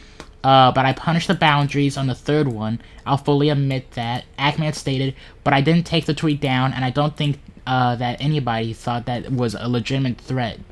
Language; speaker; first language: English; native; English